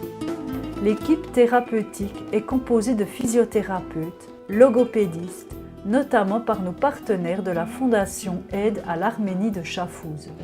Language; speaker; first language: French; native; French